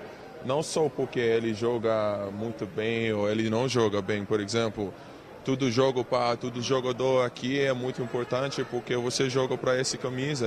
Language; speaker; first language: Portuguese; non-native, learner; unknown